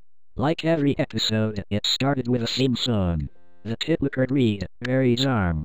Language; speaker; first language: English; native; English